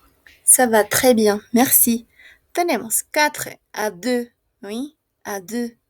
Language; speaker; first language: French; non-native, fluent; Spanish